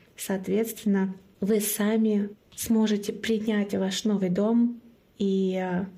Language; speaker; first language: Russian; non-native, local second language; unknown